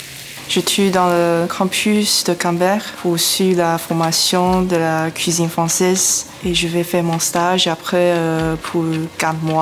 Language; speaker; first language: French; non-native, learner; Chinese